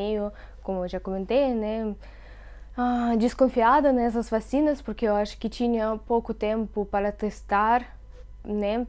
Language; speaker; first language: Portuguese; non-native, fluent; Russian